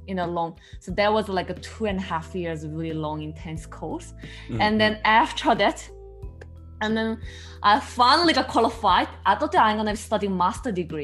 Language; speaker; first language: English; non-native, learner; Korean